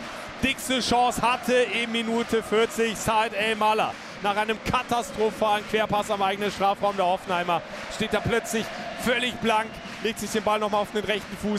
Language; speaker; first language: German; native; German